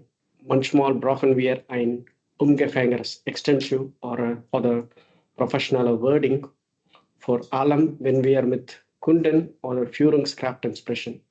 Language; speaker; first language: German; non-native, fluent; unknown